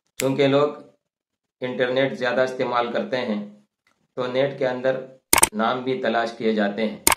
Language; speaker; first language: Urdu; non-native, local second language; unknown